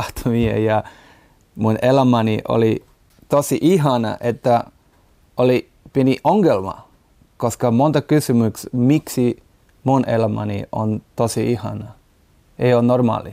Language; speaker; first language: Finnish; non-native, learner; Portuguese